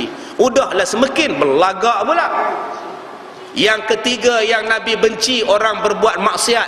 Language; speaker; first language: Malay; native; Malay